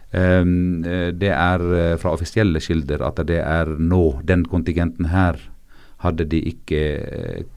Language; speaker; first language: Norwegian; non-native, fluent; Arabic